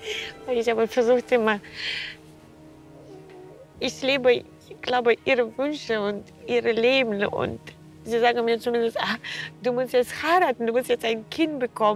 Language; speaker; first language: German; non-native, fluent; Russian